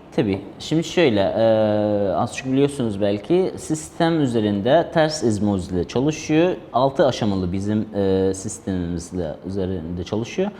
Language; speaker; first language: Turkish; non-native, fluent; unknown